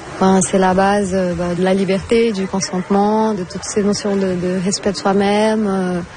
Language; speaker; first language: French; non-native, fluent; Portuguese